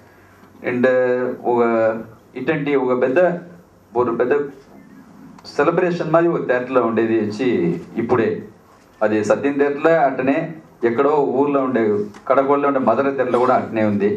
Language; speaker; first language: Telugu; non-native, learner; Tamil